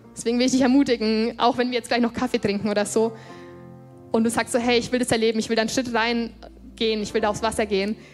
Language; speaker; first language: German; native; German